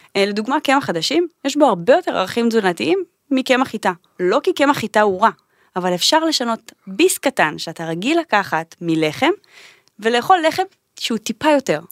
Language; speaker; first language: Hebrew; native; Hebrew